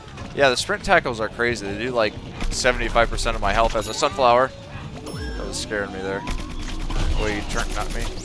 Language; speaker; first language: English; native; English